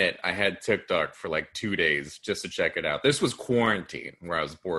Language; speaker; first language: English; native; English